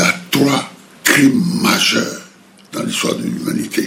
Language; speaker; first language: French; non-native, local second language; Fon